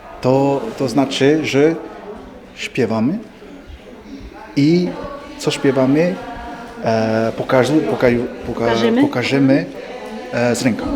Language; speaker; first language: Polish; non-native, learner; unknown